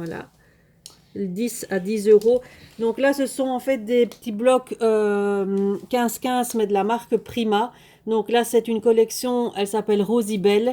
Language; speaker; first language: French; native; French